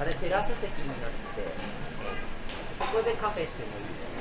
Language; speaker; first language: Japanese; native; Japanese